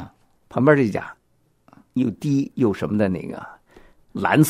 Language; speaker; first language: Chinese; native; Chinese